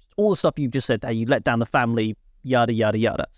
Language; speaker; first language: English; native; English